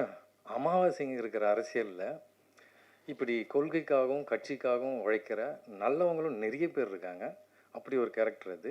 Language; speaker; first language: Tamil; native; Tamil